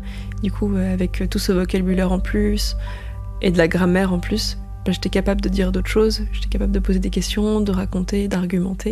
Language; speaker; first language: French; early bilingual, other home language; Indonesian